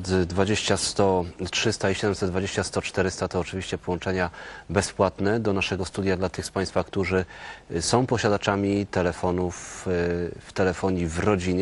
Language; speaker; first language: Polish; native; Polish